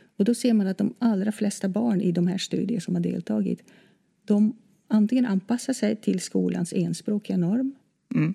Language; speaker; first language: Swedish; non-native, fluent; Dutch